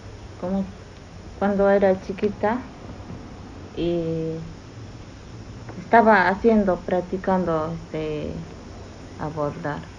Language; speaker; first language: Spanish; non-native, local second language; Shipibo-Conibo